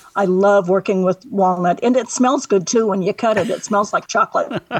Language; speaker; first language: English; native; English